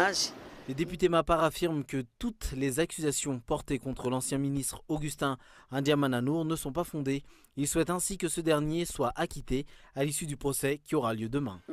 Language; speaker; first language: French; non-native, local second language; Malagasy